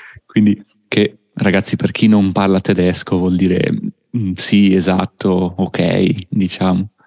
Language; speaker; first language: Italian; native; Italian